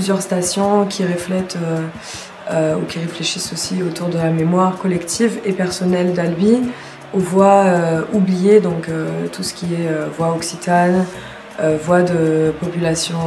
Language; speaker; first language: French; non-native, fluent; German